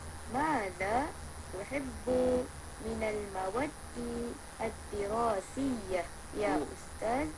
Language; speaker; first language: Arabic; non-native, learner; Malay